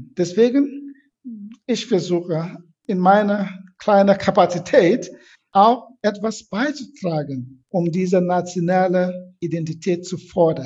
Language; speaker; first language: German; non-native, fluent; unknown